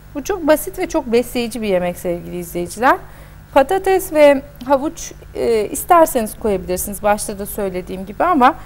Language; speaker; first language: Turkish; native; Turkish